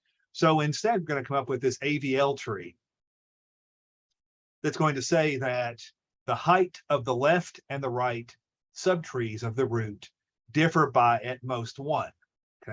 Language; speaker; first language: English; native; English